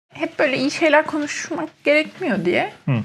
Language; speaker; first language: Turkish; native; Turkish